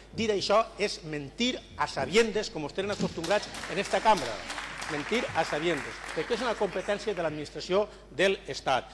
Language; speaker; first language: Catalan; native; Catalan